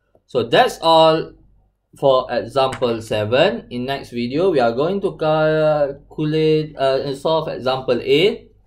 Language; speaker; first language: English; non-native, local second language; Malay